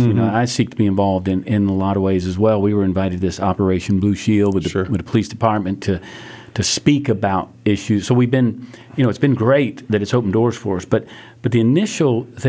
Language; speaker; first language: English; native; English